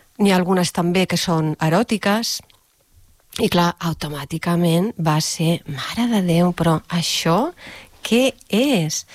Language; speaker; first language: Catalan; native; Catalan